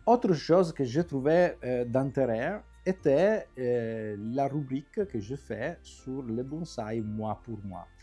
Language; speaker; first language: French; non-native, fluent; Italian